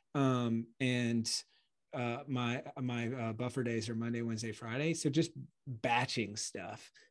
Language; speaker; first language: English; native; English